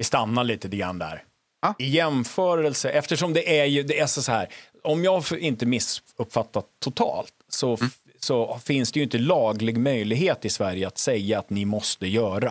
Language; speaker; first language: Swedish; native; Swedish